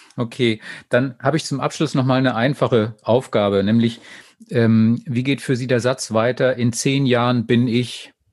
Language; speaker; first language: German; native; German